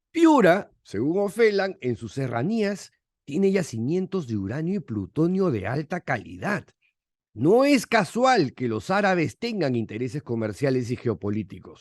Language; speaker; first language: Spanish; native; Spanish